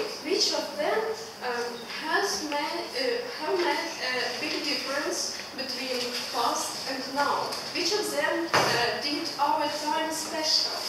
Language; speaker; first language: English; non-native, learner; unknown